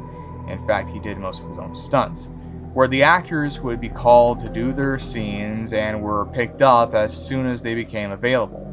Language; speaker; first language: English; native; English